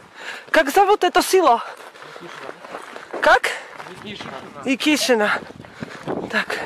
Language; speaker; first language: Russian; non-native, learner; Slovak